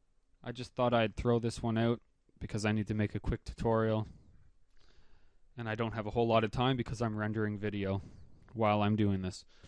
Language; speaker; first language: English; native; English